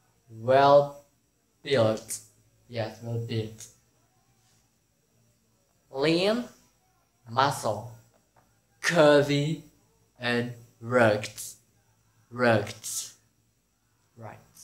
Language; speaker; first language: English; non-native, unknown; Indonesian